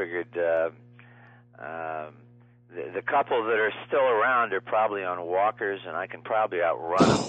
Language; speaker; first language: English; native; English